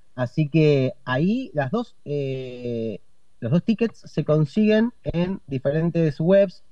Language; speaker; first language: Spanish; native; Spanish